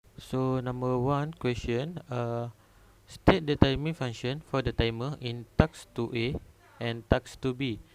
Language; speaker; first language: English; non-native, local second language; Malay